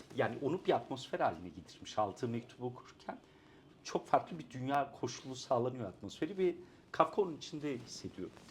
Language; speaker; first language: Turkish; non-native, local second language; Kurdish